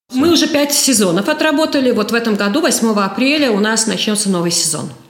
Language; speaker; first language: Russian; native; Russian